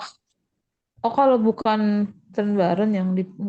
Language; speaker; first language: Indonesian; native; Indonesian